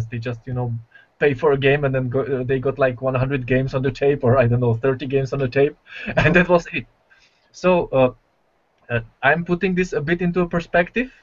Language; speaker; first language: English; non-native, fluent; Czech